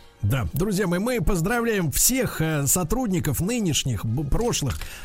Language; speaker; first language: Russian; native; Russian